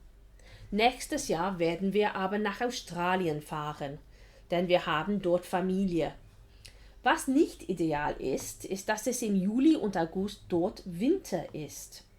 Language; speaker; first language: German; non-native, fluent; English